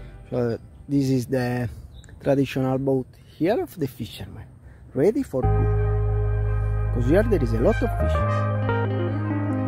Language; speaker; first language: English; non-native, learner; Italian